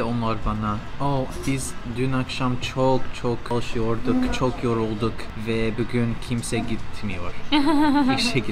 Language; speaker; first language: Turkish; non-native, learner; English